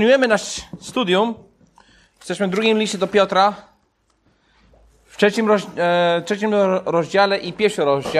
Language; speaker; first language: Polish; non-native, fluent; English